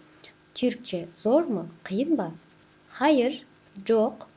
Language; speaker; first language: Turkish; non-native, fluent; Kazakh